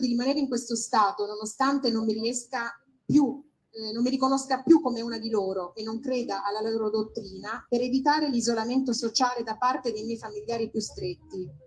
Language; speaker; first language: Italian; native; Italian